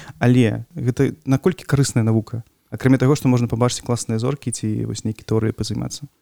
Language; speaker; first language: Belarusian; non-native, local second language; Russian